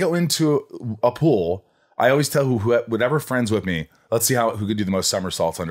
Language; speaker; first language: English; native; English